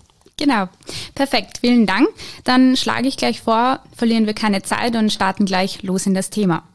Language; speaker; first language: German; native; German